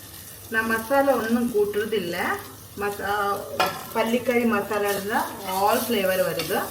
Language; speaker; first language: Tamil; non-native, learner; Malayalam